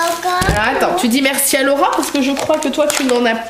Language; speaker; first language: French; native; French